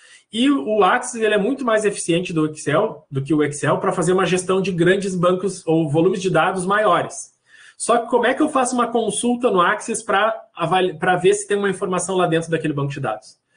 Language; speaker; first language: Portuguese; native; Portuguese